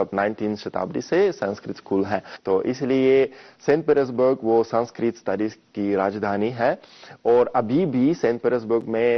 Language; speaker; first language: Hindi; non-native, fluent; Russian